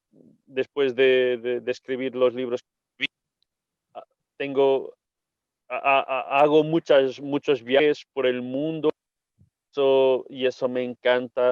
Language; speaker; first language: Spanish; non-native, fluent; Portuguese